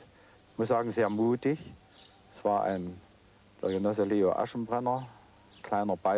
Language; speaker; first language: German; native; German